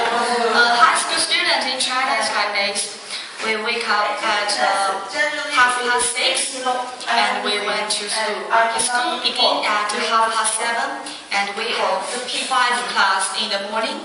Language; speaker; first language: English; non-native, fluent; Chinese